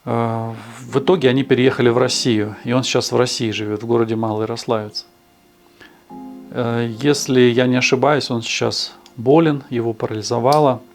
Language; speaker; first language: Russian; native; Russian